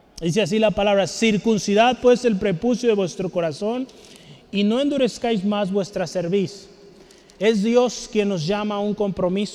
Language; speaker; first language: Spanish; native; Spanish